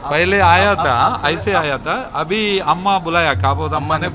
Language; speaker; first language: Hindi; non-native, local second language; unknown